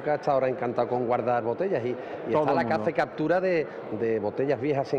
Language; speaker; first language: Spanish; native; Spanish